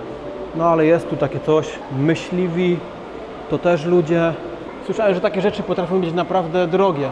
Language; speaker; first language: Polish; native; Polish